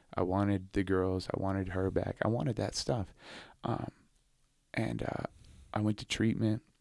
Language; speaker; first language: English; native; English